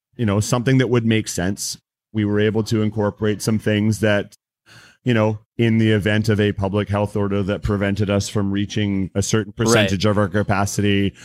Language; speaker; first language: English; native; English